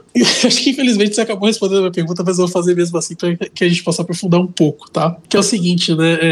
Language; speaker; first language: Portuguese; native; Portuguese